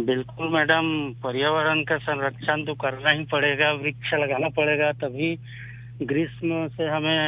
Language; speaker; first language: Hindi; native; Hindi